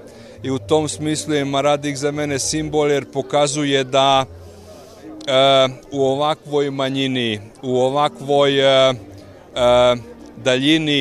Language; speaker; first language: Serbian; non-native, local second language; Hungarian